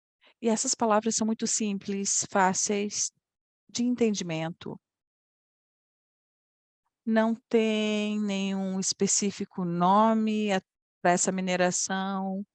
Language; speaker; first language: Portuguese; non-native, fluent; Polish